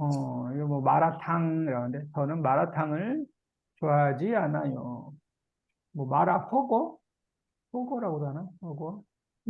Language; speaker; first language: Korean; native; Korean